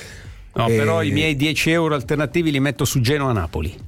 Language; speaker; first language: Italian; native; Italian